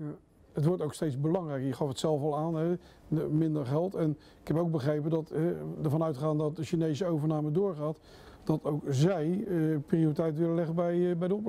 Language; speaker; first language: Dutch; native; Dutch